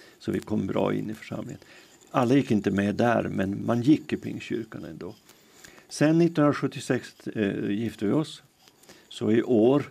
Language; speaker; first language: Swedish; native; Swedish